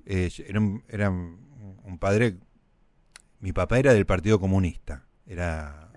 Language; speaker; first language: Spanish; native; Spanish